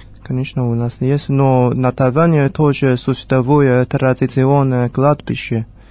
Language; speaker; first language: Russian; non-native, learner; Chinese